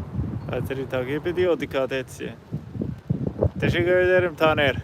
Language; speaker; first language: Turkish; non-native, learner; English